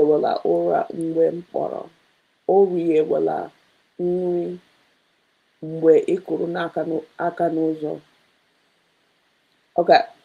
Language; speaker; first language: Igbo; non-native, learner; English